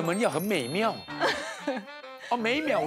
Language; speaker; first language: Chinese; native; Chinese